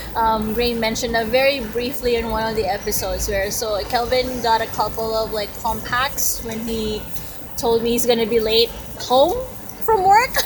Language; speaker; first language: English; non-native, local second language; Filipino